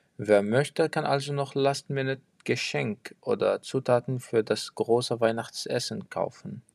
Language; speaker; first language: German; non-native, fluent; French